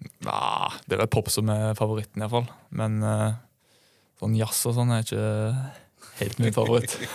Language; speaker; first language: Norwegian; native; Norwegian